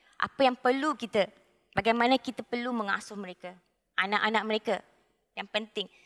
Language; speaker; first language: Malay; non-native, local second language; Tamil